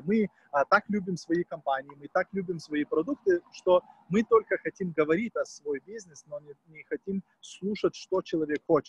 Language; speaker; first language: Russian; non-native, fluent; Lithuanian